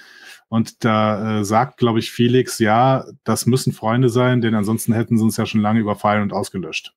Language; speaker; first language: German; native; German